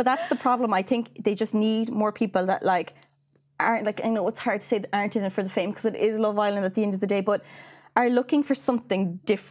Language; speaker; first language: English; native; English